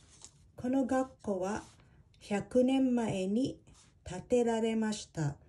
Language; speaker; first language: Japanese; non-native, fluent; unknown